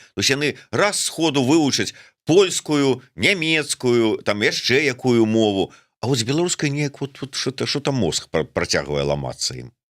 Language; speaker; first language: Belarusian; non-native, local second language; Russian